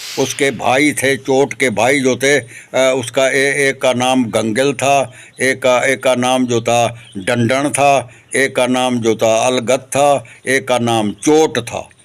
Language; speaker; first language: Urdu; non-native, local second language; Sindhi